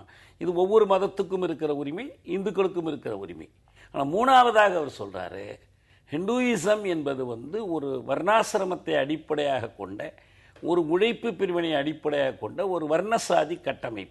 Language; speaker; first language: Tamil; native; Tamil